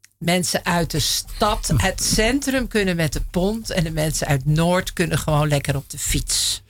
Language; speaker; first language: Dutch; native; Dutch